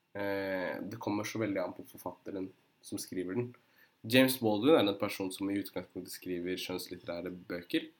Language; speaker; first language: Norwegian; native; Norwegian